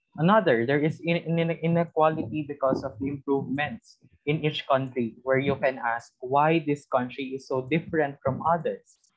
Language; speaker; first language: English; non-native, local second language; Filipino